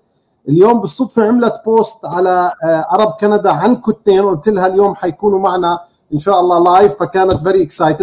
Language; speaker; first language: Arabic; native; Arabic